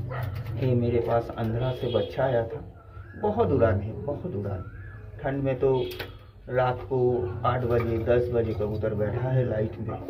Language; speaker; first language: Hindi; non-native, local second language; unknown